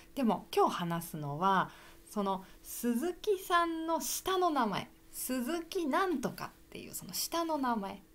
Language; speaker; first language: Japanese; native; Japanese